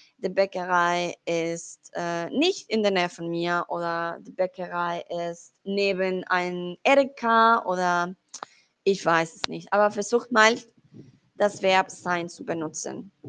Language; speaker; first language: German; non-native, fluent; Spanish